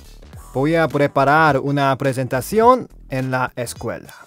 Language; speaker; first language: Spanish; non-native, fluent; Korean